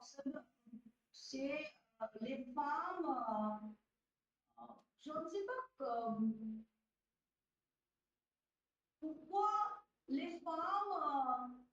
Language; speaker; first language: French; non-native, learner; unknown